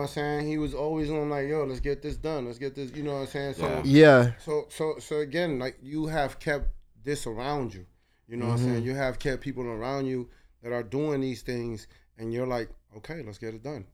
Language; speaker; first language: English; early bilingual, other home language; Spanish